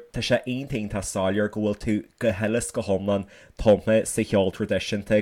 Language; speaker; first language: Irish; native; Irish